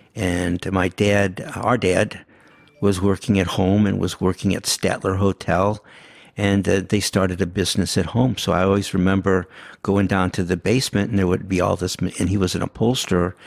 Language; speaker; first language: English; early bilingual, other home language; Yiddish